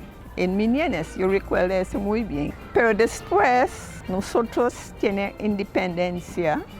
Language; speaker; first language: Spanish; non-native, learner; English